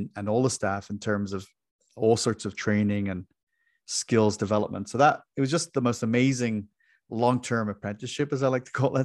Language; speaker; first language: English; native; English